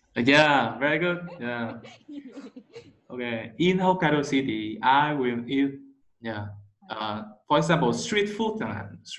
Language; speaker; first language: English; non-native, learner; Vietnamese